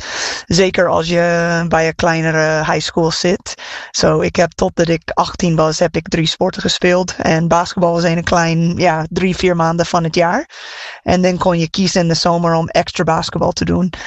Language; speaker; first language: Dutch; non-native, fluent; English